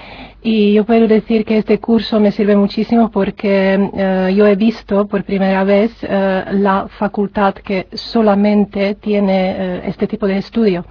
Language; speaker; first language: Spanish; non-native, fluent; Czech